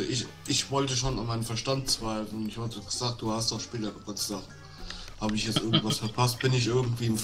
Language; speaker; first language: German; native; German